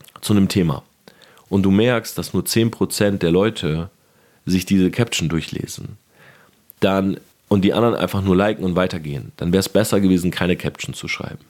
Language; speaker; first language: German; native; German